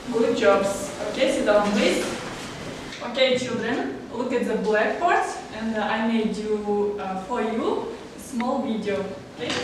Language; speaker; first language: English; non-native, learner; Kazakh